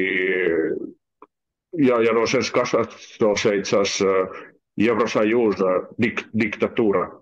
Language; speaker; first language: Russian; non-native, learner; Finnish